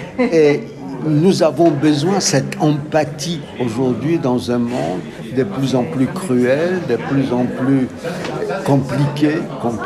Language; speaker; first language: French; non-native, fluent; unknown